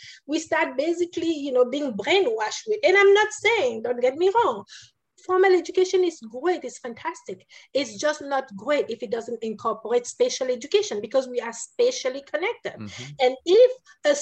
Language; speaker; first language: English; non-native, local second language; French